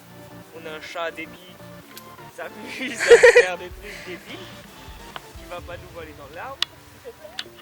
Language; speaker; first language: French; native; French